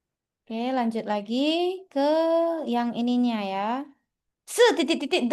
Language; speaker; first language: Indonesian; native; Indonesian